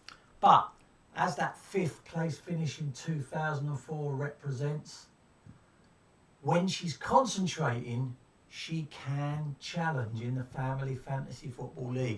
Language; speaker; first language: English; native; English